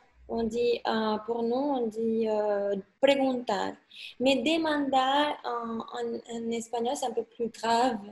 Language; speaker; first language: French; non-native, fluent; Spanish